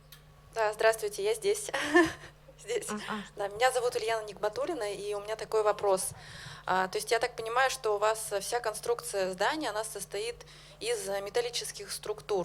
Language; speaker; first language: Russian; native; Russian